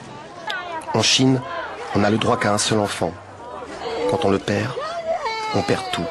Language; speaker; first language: French; native; French